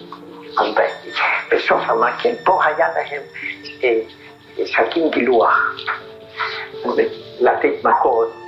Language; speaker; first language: Hebrew; non-native, fluent; Polish